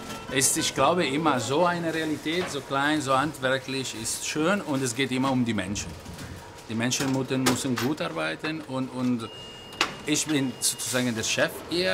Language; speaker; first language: German; non-native, fluent; Italian